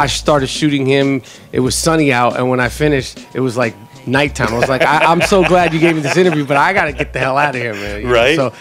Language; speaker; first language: English; native; English